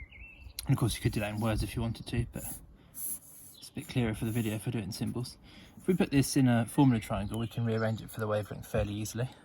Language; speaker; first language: English; native; English